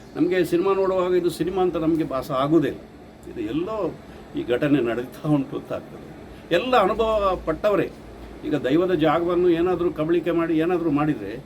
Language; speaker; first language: Kannada; non-native, local second language; Tulu